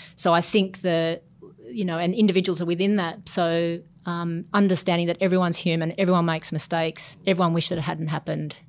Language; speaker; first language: English; native; English